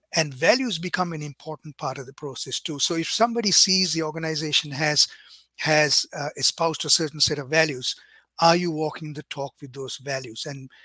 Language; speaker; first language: English; non-native, local second language; Sinhala